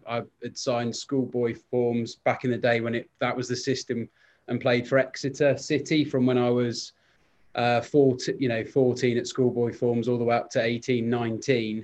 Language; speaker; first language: English; native; English